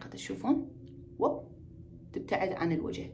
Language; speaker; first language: Arabic; native; Arabic